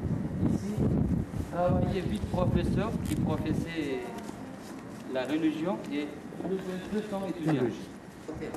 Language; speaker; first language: French; non-native, fluent; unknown